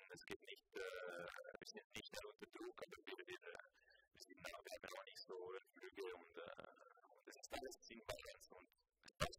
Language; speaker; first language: German; non-native, local second language; Italian